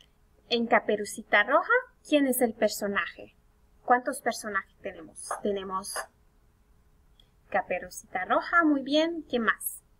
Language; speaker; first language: Spanish; non-native, fluent; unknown